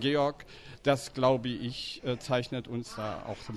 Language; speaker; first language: German; native; German